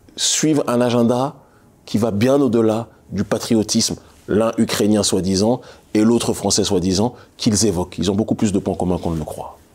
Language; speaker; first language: French; native; French